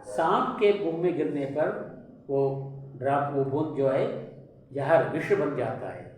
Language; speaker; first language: Hindi; non-native, local second language; Tamil